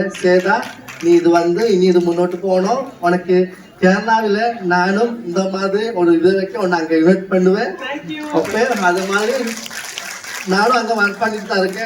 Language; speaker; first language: Tamil; non-native, learner; Malayalam